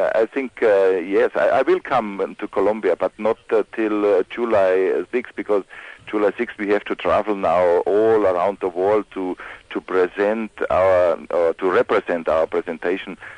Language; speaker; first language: English; non-native, fluent; German